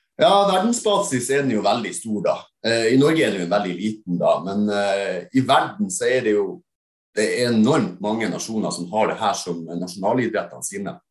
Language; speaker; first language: Norwegian; native; Norwegian